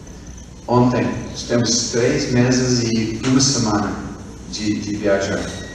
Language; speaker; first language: Portuguese; non-native, fluent; English